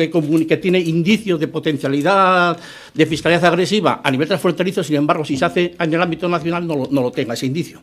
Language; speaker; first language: Spanish; native; Spanish